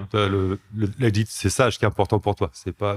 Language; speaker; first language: French; native; French